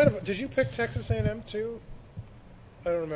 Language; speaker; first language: English; native; English